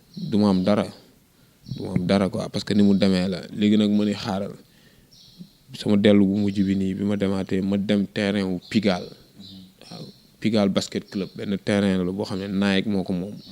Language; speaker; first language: Wolof; native; Wolof